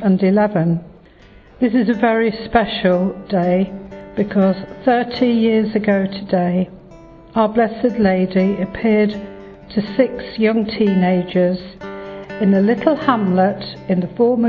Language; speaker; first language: English; native; English